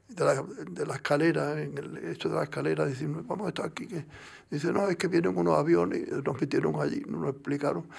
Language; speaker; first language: Spanish; native; Spanish